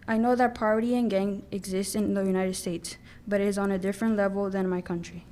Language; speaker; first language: English; early bilingual, other home language; Spanish